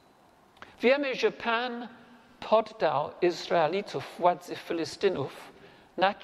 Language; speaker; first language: Polish; non-native, learner; English